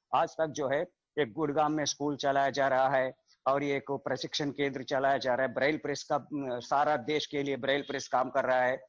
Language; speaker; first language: Hindi; non-native, local second language; Telugu